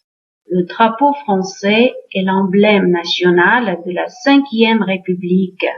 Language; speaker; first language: French; non-native, fluent; Uzbek